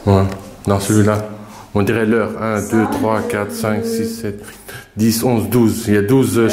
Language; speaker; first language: French; native; French